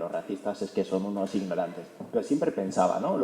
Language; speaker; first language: Spanish; early bilingual, other home language; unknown